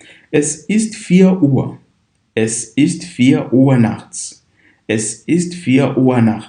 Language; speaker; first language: German; non-native, fluent; Kinyarwanda